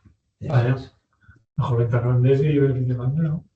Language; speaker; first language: Spanish; native; Spanish